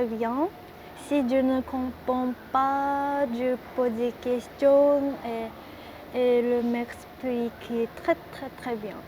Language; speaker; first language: French; non-native, learner; Japanese